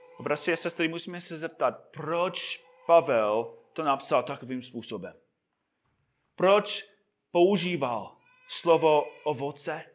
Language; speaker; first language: Czech; non-native, fluent; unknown